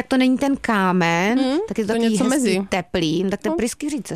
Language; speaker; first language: Czech; native; Czech